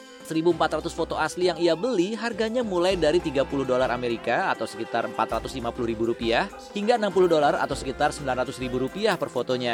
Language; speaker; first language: Indonesian; native; Indonesian